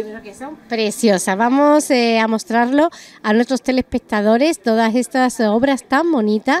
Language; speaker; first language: Spanish; native; Spanish